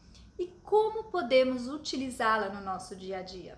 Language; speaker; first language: Portuguese; native; Portuguese